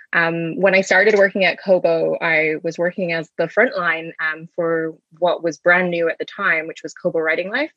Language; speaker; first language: English; native; English